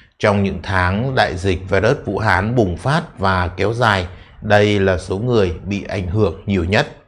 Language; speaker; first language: Vietnamese; native; Vietnamese